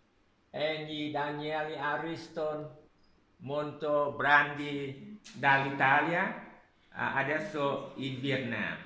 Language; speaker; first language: Italian; non-native, learner; Vietnamese